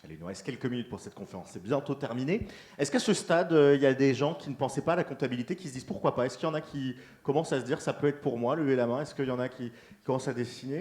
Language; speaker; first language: French; native; French